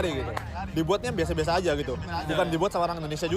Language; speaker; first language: Indonesian; native; Indonesian